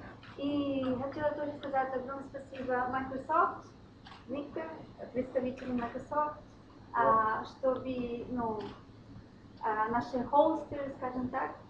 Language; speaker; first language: Russian; non-native, fluent; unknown